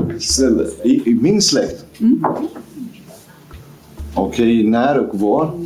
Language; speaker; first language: Swedish; non-native, fluent; Kurdish